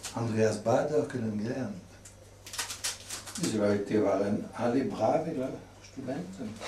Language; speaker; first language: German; non-native, local second language; French